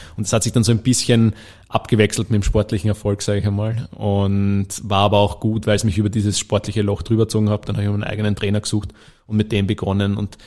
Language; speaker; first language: German; native; German